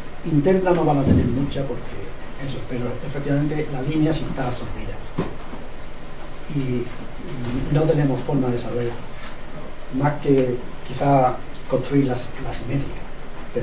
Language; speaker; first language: Spanish; native; Spanish